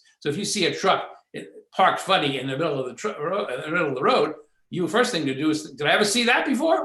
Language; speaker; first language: English; native; English